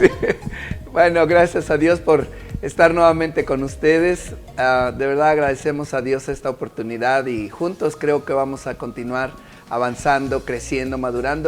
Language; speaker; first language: Spanish; native; Spanish